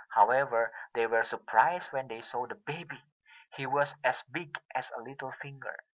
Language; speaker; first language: English; non-native, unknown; Indonesian